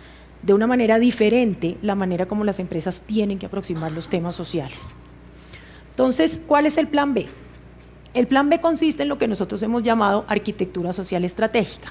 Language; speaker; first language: Spanish; native; Spanish